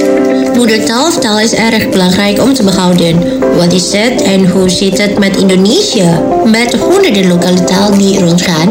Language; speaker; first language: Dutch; non-native, fluent; Indonesian